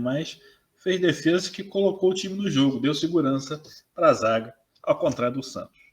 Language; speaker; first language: Portuguese; native; Portuguese